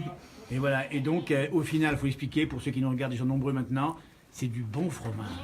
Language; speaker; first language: French; native; French